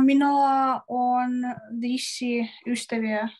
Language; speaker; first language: Finnish; non-native, learner; Russian